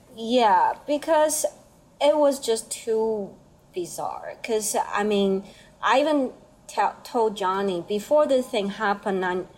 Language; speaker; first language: English; non-native, learner; Chinese